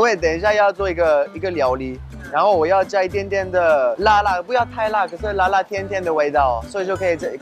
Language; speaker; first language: Chinese; non-native, fluent; French